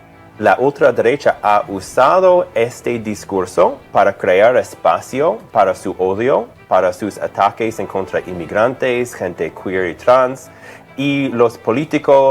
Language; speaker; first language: Spanish; non-native, fluent; English